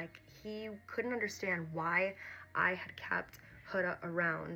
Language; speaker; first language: English; native; English